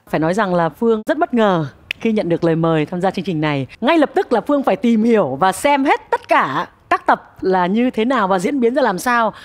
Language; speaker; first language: Vietnamese; native; Vietnamese